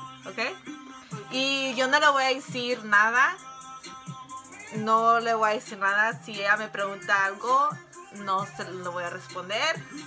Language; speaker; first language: Spanish; early bilingual, heritage; Spanish